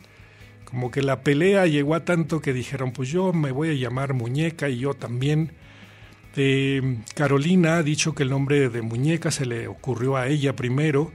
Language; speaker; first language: Spanish; native; Spanish